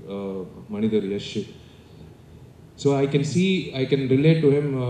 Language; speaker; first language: Tamil; native; Tamil